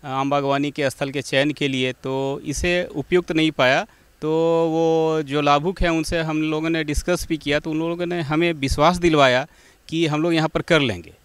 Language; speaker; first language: Hindi; native; Hindi